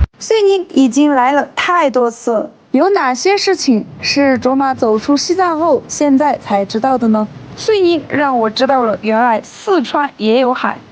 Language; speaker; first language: Chinese; non-native, local second language; Tibetan